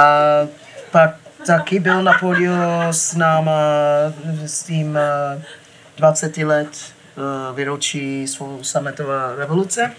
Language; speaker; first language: Czech; non-native, fluent; English